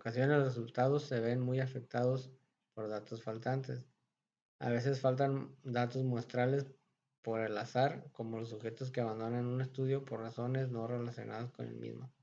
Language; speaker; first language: Spanish; native; Spanish